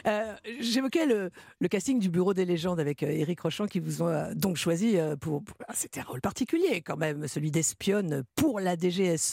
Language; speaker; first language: French; native; French